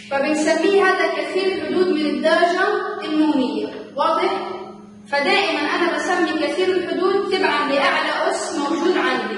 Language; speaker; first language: Arabic; native; Arabic